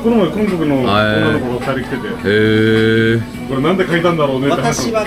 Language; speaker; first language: Japanese; non-native, learner; Korean